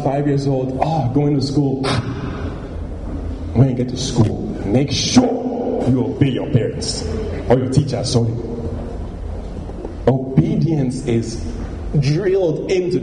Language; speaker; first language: English; non-native, local second language; Yoruba